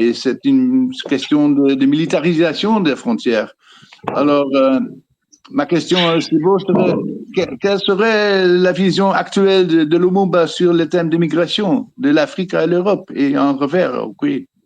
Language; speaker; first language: French; non-native, fluent; Dutch